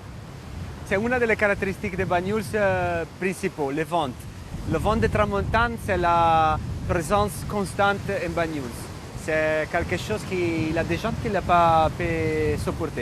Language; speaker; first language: French; non-native, fluent; Italian